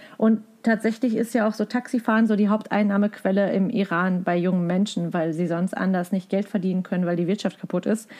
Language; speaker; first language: German; native; German